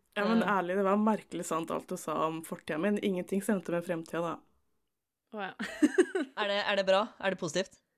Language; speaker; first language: Norwegian; native; Norwegian